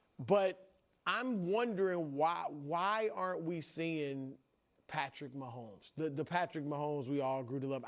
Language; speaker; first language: English; native; English